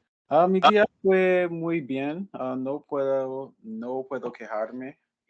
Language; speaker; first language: Spanish; non-native, fluent; English